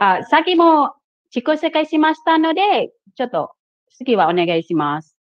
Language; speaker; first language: Japanese; non-native, fluent; Indonesian